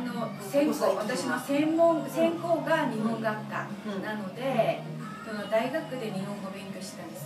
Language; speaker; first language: Japanese; non-native, fluent; Korean